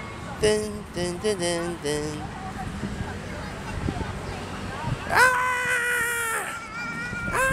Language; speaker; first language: Chinese; native; Chinese